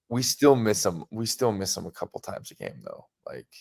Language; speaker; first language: English; native; English